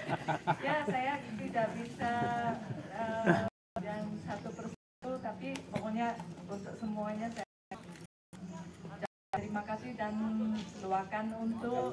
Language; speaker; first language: Indonesian; non-native, learner; Japanese